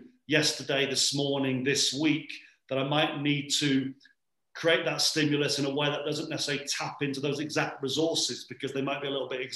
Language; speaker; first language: English; native; English